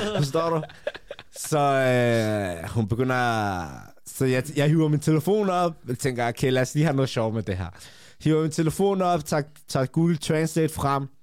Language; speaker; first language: Danish; early bilingual, other home language; Kurdish